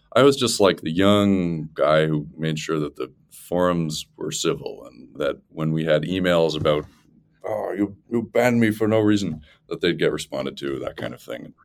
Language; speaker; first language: English; native; English